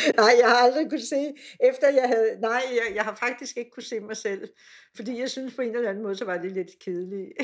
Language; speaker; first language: Danish; native; Danish